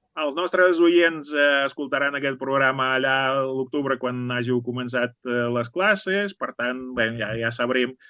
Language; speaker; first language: Catalan; native; Catalan